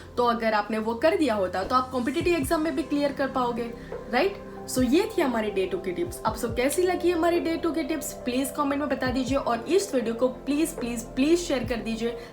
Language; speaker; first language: Hindi; non-native, local second language; Gujarati